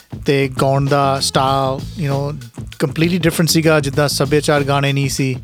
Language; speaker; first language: Punjabi; early bilingual, heritage; Punjabi